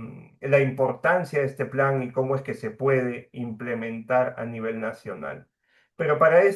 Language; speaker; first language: Spanish; native; Spanish